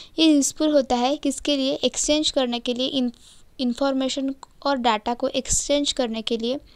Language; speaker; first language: Hindi; non-native, local second language; Marathi